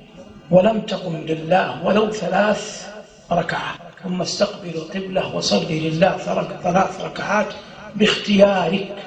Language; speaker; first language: Arabic; native; Arabic